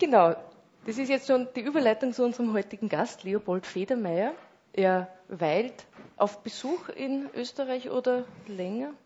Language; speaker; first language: German; native; German